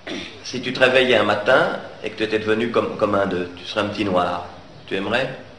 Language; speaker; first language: French; native; French